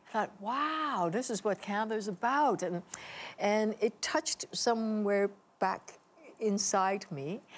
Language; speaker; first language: English; native; English